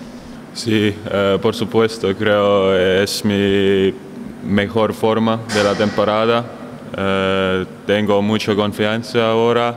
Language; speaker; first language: Spanish; non-native, learner; Estonian